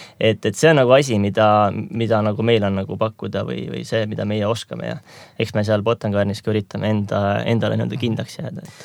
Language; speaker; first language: Estonian; native; Estonian